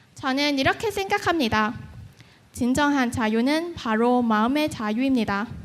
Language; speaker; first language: Korean; non-native, fluent; Vietnamese